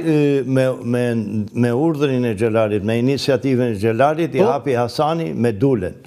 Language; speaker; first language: Albanian; native; Albanian